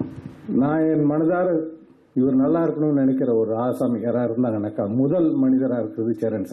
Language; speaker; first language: Tamil; native; Tamil